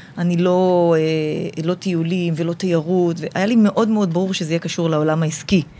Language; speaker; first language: Hebrew; native; Hebrew